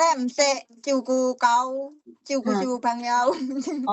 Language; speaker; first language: Cantonese; non-native, learner; Indonesian